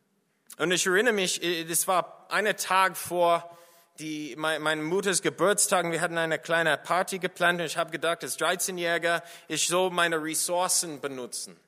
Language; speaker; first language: German; non-native, fluent; English